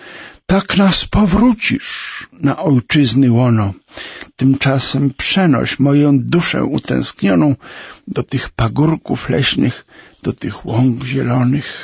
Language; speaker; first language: Polish; native; Polish